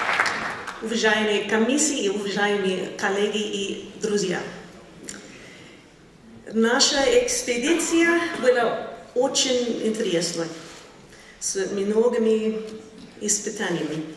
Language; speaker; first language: Russian; non-native, fluent; English